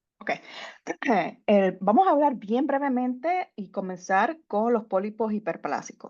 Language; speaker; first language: Spanish; native; Spanish